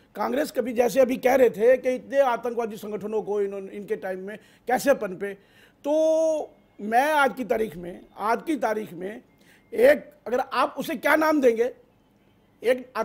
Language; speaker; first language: Hindi; native; Hindi